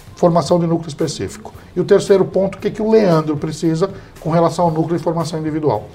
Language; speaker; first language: Portuguese; early bilingual, heritage; English